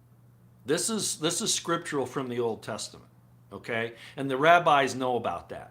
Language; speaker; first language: English; native; English